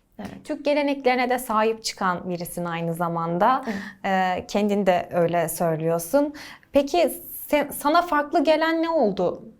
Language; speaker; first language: Turkish; native; Turkish